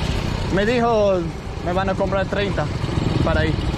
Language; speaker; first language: Spanish; non-native, learner; Danish